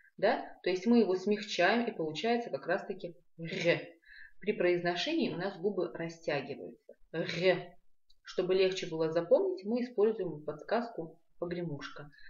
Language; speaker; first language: Russian; non-native, local second language; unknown